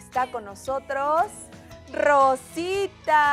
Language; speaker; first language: Spanish; native; Spanish